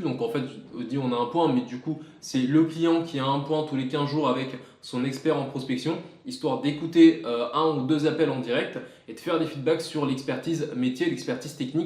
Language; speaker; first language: French; native; French